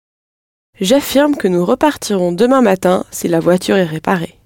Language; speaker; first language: French; non-native, learner; English